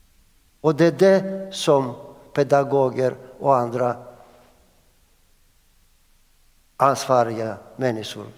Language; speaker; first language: Swedish; non-native, fluent; Greek